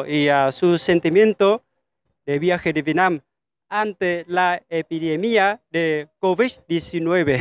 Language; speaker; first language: Spanish; non-native, fluent; Vietnamese